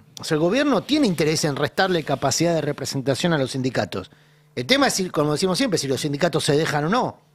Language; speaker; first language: Spanish; native; Spanish